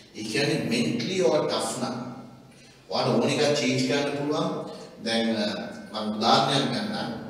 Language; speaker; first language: Sinhala; non-native, local second language; Tamil